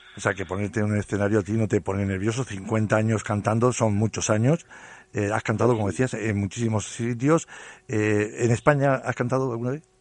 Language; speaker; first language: Spanish; native; Spanish